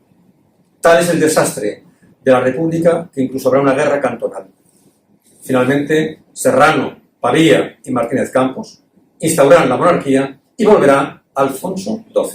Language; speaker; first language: Spanish; native; Spanish